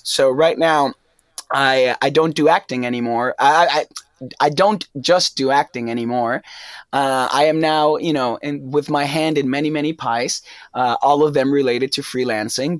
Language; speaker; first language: English; non-native, fluent; Spanish